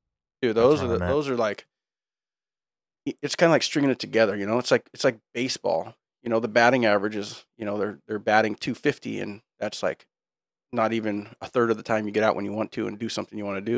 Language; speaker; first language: English; native; English